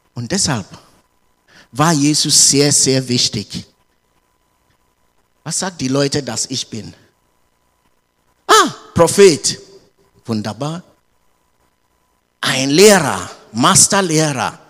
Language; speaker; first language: German; non-native, learner; English